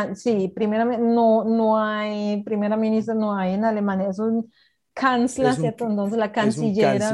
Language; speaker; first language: Spanish; non-native, fluent; German